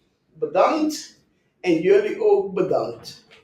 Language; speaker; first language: Dutch; non-native, local second language; Papiamento